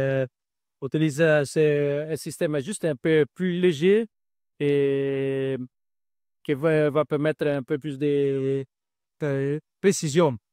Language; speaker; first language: French; non-native, learner; Italian